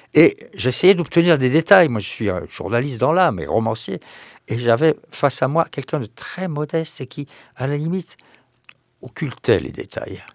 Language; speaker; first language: French; native; French